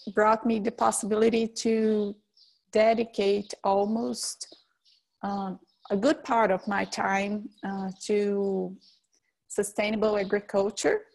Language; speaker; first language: English; non-native, fluent; Portuguese